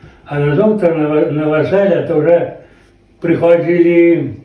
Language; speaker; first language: Polish; non-native, local second language; Belarusian